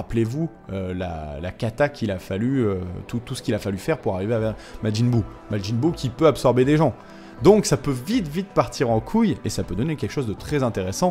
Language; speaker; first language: French; native; French